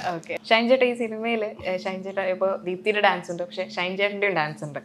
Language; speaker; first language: Malayalam; native; Malayalam